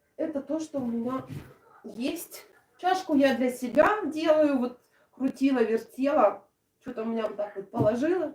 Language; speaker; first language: Russian; native; Russian